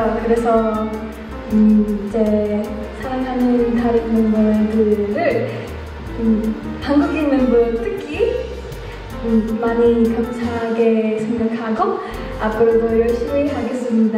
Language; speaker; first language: Korean; non-native, learner; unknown